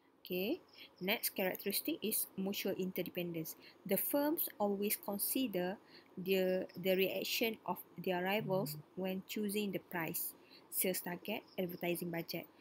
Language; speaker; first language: English; non-native, local second language; Malay